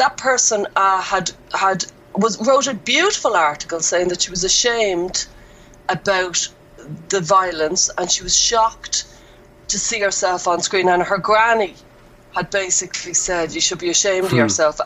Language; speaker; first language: English; native; English